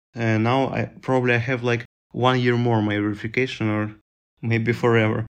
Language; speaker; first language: English; non-native, fluent; Russian